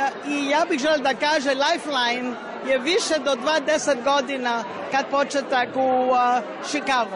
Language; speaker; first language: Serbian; non-native, learner; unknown